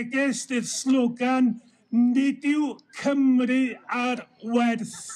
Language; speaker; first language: Welsh; native; Welsh